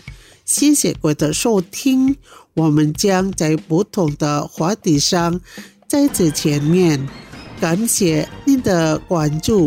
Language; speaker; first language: Chinese; early bilingual, heritage; Chinese